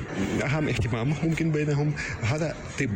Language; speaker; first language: Arabic; non-native, learner; Russian